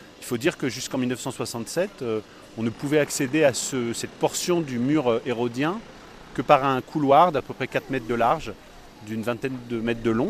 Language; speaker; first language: French; native; French